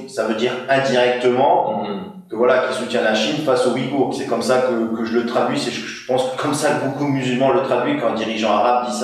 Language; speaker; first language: French; native; French